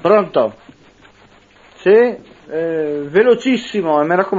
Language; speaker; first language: Italian; native; Italian